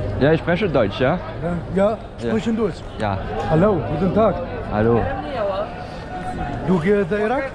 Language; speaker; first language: German; non-native, learner; Central Kurdish